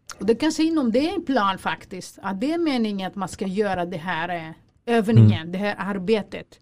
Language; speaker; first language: Swedish; non-native, fluent; Greek